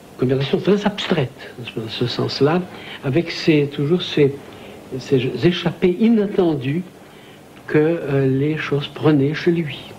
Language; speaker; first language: French; native; French